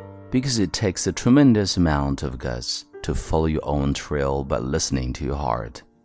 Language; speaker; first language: English; non-native, fluent; Chinese